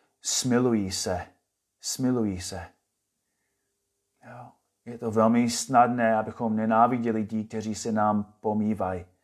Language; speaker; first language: Czech; non-native, fluent; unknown